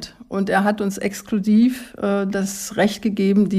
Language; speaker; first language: German; native; German